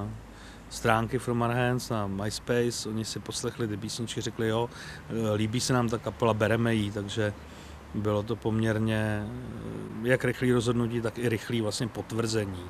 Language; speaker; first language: Czech; native; Czech